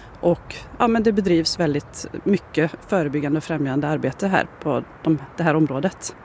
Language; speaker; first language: Swedish; native; Swedish